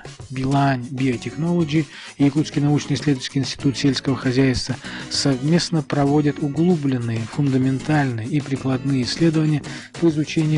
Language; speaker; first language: Russian; native; Russian